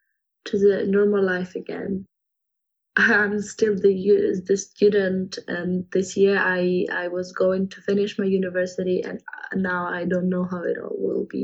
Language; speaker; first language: English; non-native, fluent; Ukrainian